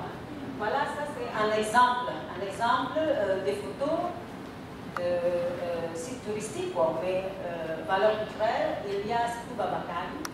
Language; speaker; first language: French; non-native, fluent; Indonesian